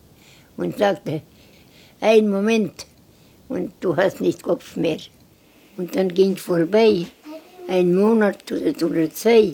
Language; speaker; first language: German; non-native, learner; Estonian